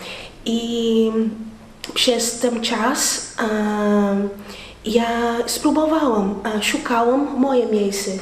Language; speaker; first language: Polish; non-native, learner; Portuguese